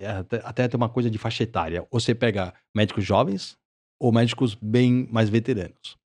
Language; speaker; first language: Portuguese; early bilingual, other home language; Spanish